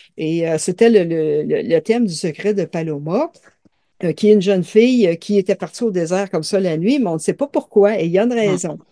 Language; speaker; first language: French; native; French